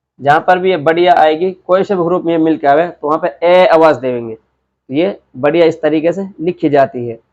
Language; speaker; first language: Hindi; native; Hindi